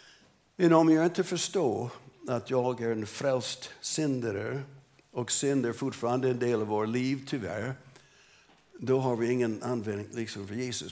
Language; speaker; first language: Swedish; non-native, fluent; English